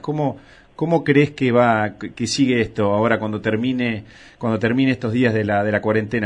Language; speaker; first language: Spanish; native; Spanish